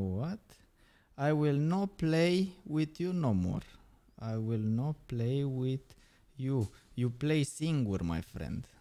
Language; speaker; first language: English; non-native, learner; Romanian